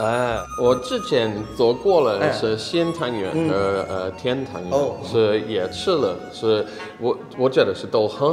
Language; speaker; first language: Chinese; non-native, fluent; English